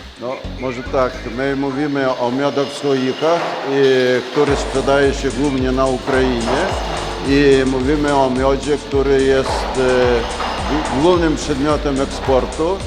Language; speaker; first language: Polish; non-native, learner; Ukrainian